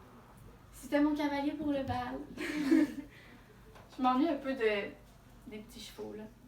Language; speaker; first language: French; native; French